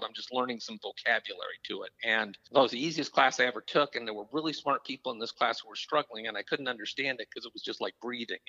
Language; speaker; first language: English; native; English